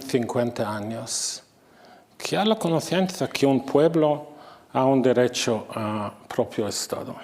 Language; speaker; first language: Spanish; non-native, fluent; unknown